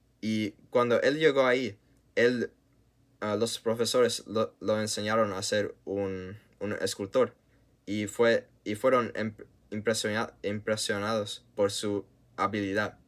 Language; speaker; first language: Spanish; non-native, learner; English